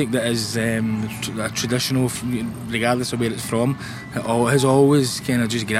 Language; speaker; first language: English; native; English